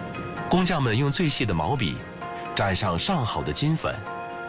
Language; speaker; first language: Chinese; native; Chinese